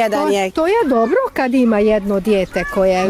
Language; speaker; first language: Croatian; native; Croatian